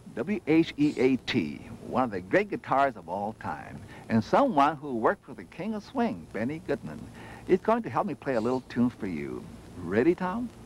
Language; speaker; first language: English; native; English